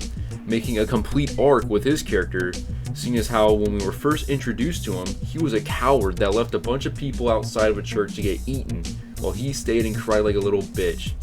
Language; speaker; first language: English; native; English